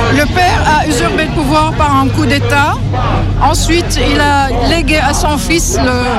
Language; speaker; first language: French; non-native, fluent; Kurdish